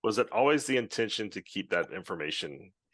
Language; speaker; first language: English; native; English